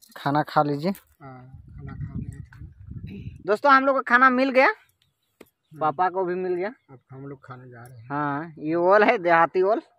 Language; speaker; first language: Hindi; native; Hindi